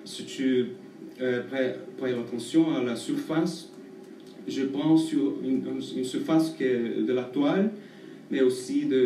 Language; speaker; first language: French; non-native, fluent; Portuguese